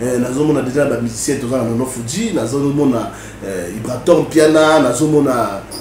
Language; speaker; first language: Lingala; native; Lingala